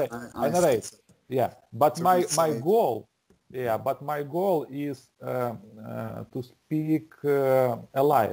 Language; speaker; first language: English; non-native, learner; Russian